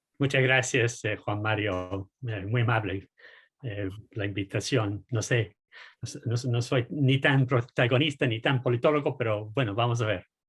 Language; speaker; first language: Spanish; non-native, fluent; English